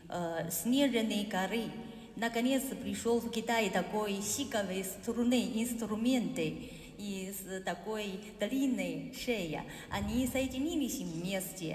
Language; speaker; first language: Russian; non-native, learner; Chinese